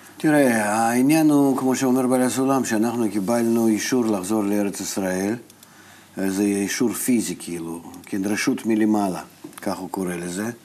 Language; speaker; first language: Hebrew; non-native, fluent; Russian